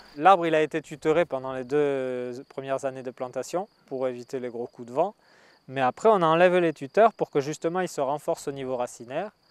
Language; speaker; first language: French; native; French